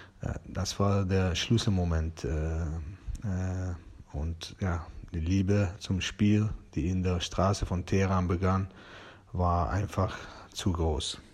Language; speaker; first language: German; non-native, fluent; Persian